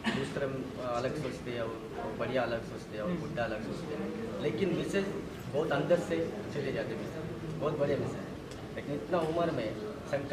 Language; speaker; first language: Hindi; non-native, local second language; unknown